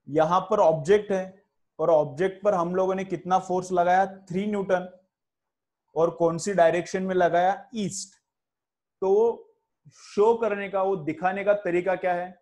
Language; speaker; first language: Hindi; non-native, local second language; Marathi